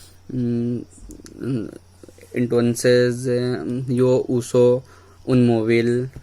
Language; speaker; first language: Spanish; non-native, learner; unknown